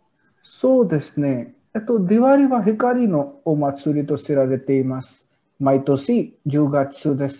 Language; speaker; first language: Japanese; non-native, learner; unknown